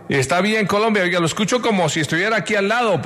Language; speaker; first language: Spanish; native; Spanish